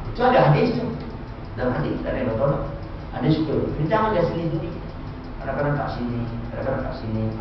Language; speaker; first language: Malay; non-native, local second language; Tamil